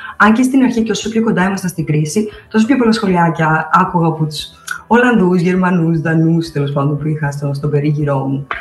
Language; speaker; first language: Greek; early bilingual, other home language; Albanian